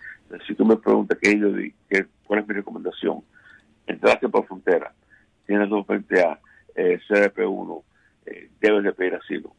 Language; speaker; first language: Spanish; native; Spanish